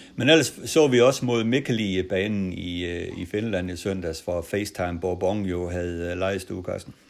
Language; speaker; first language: Danish; native; Danish